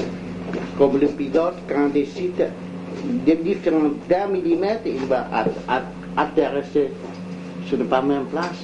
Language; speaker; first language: French; non-native, local second language; Vietnamese